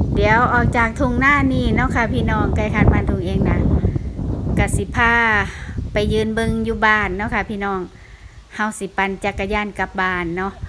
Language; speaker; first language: Thai; native; Thai